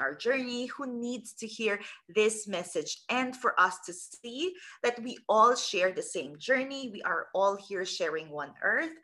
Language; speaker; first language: English; non-native, local second language; Filipino